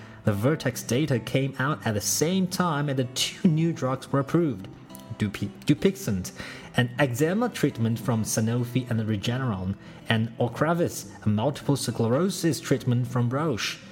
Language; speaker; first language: English; non-native, fluent; Chinese